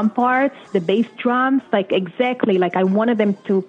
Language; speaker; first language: English; non-native, fluent; Hebrew